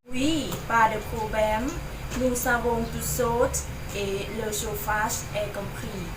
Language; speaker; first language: French; non-native, learner; Lao